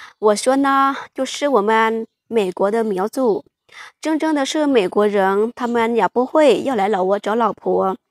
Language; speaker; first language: Chinese; non-native, fluent; Hmong